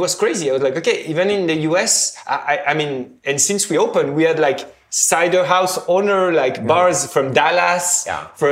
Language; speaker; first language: English; non-native, fluent; French